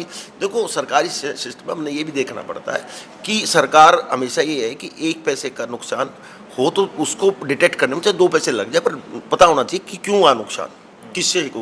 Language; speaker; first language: Hindi; native; Hindi